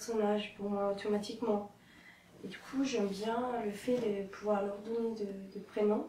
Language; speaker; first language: French; non-native, fluent; Italian